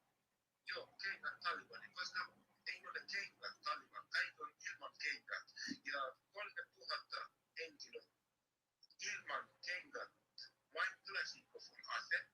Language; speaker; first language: Finnish; non-native, learner; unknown